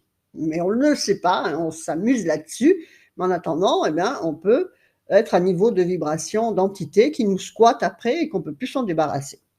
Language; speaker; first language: French; native; French